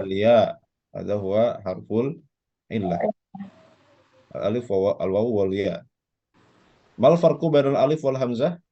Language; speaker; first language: Arabic; non-native, fluent; Indonesian